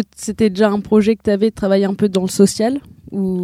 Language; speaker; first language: French; native; French